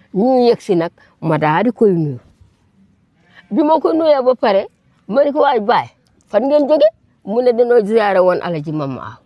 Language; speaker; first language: Wolof; non-native, local second language; Fula